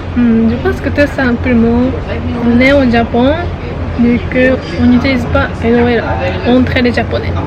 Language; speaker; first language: French; non-native, learner; Japanese